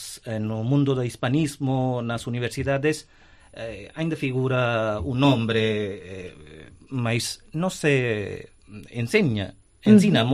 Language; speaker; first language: Galician; non-native, fluent; Hindi